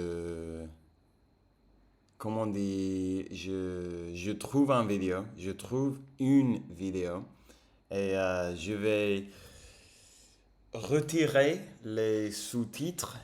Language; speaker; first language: French; non-native, fluent; English